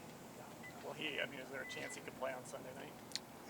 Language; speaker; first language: English; native; English